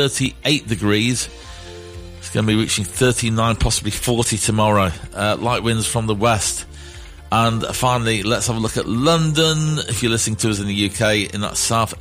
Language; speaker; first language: English; native; English